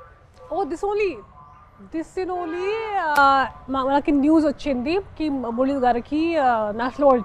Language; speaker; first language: Telugu; non-native, fluent; Hindi